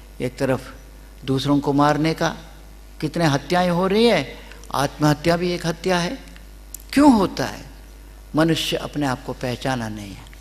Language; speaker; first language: Hindi; non-native, local second language; Kannada